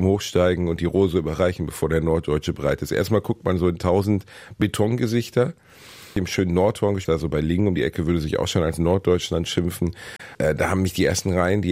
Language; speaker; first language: German; native; German